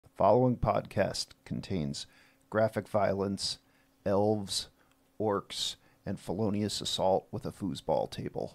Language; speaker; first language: English; native; English